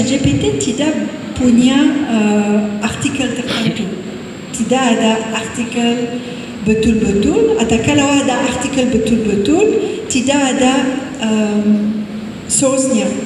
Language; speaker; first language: Indonesian; non-native, fluent; English